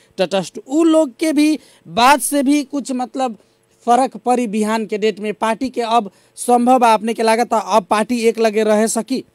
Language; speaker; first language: Bhojpuri; native; Bhojpuri